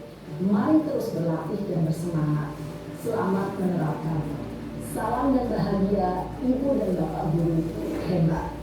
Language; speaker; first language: Indonesian; native; Indonesian